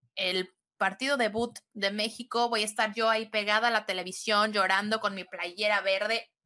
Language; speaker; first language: Spanish; native; Spanish